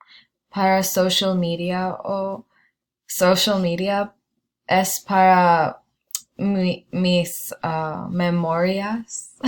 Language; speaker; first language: Spanish; non-native, learner; English